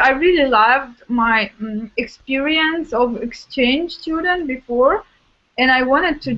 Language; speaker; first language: English; non-native, fluent; Russian